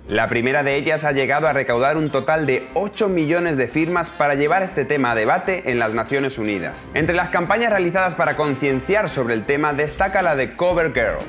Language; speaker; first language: Spanish; native; Spanish